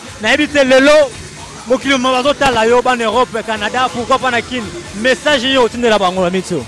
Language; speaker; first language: French; non-native, local second language; Lingala